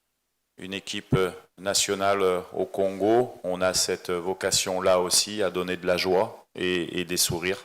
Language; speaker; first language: French; native; French